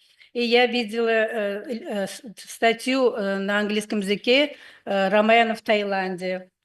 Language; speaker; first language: Russian; non-native, fluent; Hindi